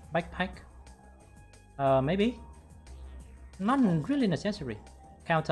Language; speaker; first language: English; non-native, fluent; Vietnamese